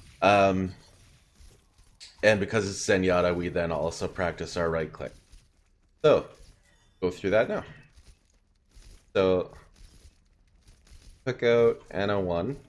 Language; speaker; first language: English; native; English